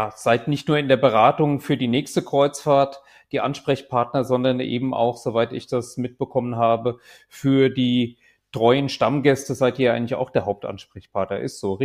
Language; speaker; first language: German; native; German